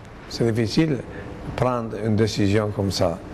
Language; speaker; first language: French; non-native, fluent; Italian